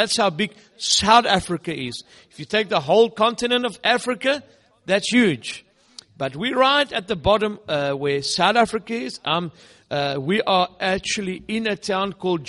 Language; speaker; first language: English; non-native, local second language; Afrikaans